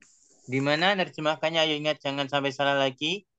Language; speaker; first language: Indonesian; native; Indonesian